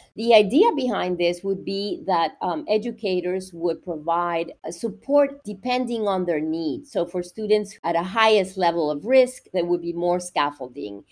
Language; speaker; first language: English; non-native, fluent; Spanish